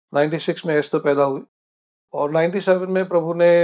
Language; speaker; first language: Hindi; non-native, local second language; Marathi